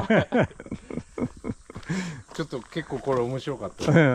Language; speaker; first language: Japanese; native; Japanese